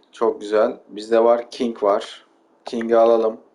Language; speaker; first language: Turkish; native; Turkish